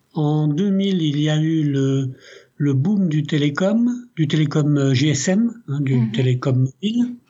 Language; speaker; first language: French; early bilingual, other home language; Italian